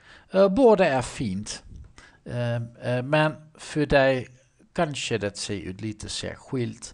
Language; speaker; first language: Swedish; non-native, learner; Dutch